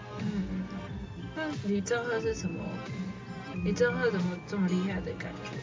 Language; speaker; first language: Chinese; native; Chinese